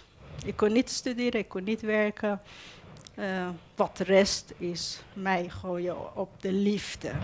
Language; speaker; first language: Dutch; non-native, fluent; Persian